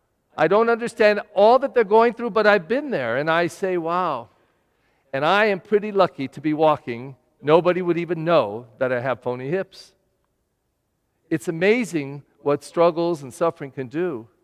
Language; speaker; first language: English; native; English